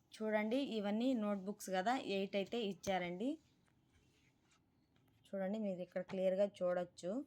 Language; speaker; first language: Telugu; native; Telugu